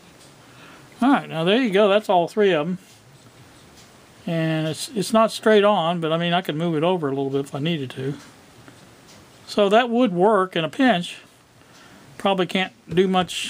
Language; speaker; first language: English; native; English